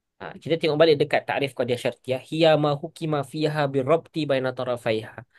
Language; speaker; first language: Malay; native; Malay